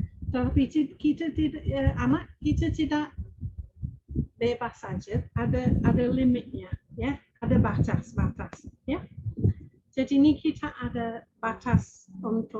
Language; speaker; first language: Indonesian; non-native, fluent; English